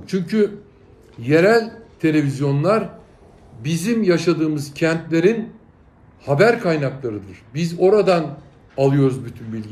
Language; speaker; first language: Turkish; native; Turkish